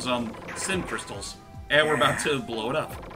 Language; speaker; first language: English; native; English